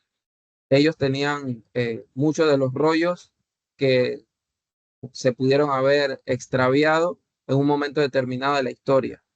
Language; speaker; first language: Spanish; native; Spanish